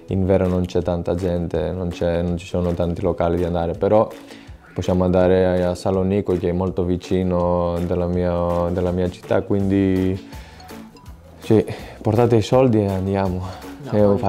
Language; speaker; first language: Italian; non-native, fluent; Greek